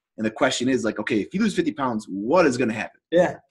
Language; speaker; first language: English; native; English